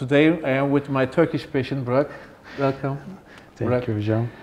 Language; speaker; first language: English; non-native, learner; Turkish